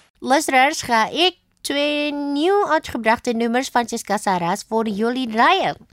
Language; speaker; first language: Dutch; non-native, fluent; Indonesian